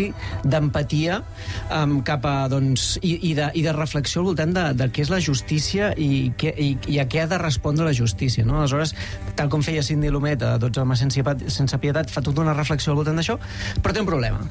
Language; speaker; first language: Catalan; native; Catalan